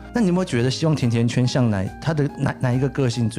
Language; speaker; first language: Chinese; native; Chinese